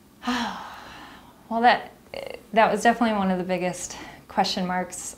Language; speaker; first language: English; native; English